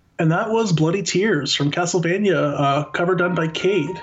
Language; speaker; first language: English; native; English